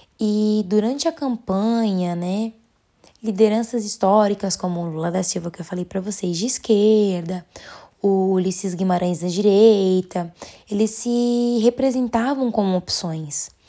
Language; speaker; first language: Portuguese; native; Portuguese